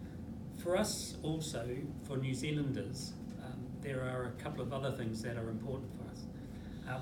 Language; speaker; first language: English; native; English